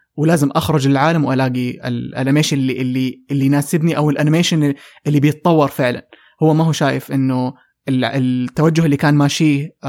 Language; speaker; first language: Arabic; native; Arabic